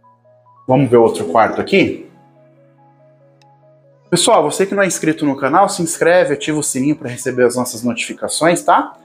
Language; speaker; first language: Portuguese; native; Portuguese